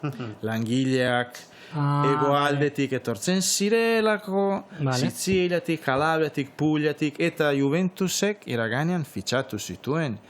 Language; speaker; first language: Basque; non-native, fluent; Italian